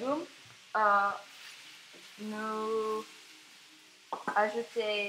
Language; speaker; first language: French; non-native, learner; English